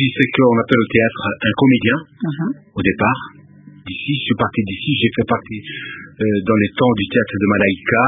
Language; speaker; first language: French; non-native, local second language; Lingala